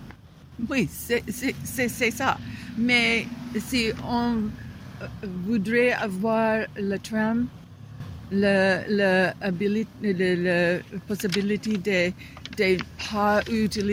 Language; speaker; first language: French; non-native, learner; English